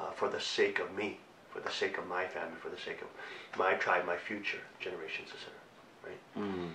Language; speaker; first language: English; native; English